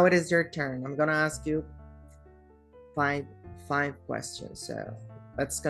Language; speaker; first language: English; non-native, fluent; Spanish